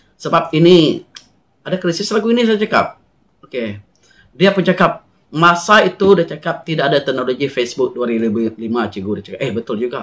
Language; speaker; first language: Malay; non-native, local second language; Iban